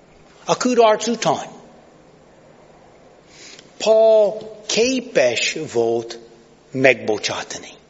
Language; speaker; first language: Hungarian; non-native, fluent; English